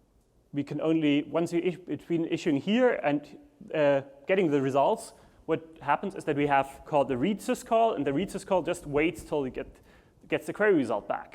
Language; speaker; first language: English; non-native, fluent; German